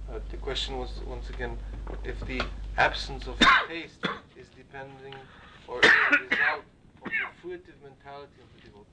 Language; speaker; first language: English; non-native, fluent; Czech